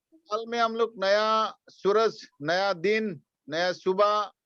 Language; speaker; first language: Hindi; non-native, local second language; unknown